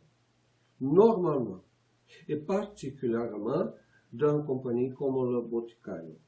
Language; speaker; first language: French; non-native, learner; Portuguese